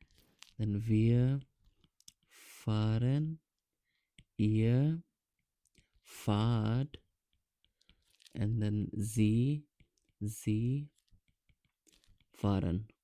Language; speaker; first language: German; non-native, fluent; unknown